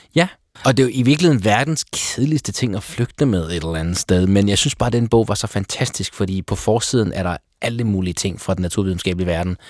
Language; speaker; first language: Danish; early bilingual, other home language; Persian